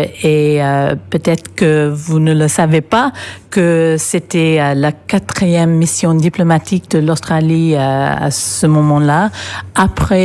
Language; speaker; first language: French; non-native, fluent; English